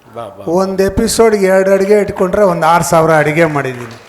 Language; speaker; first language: Kannada; native; Kannada